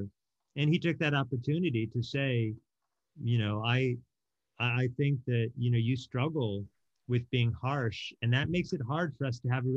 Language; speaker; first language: English; native; English